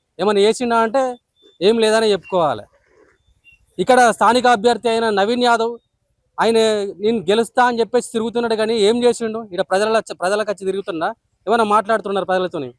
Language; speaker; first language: Telugu; native; Telugu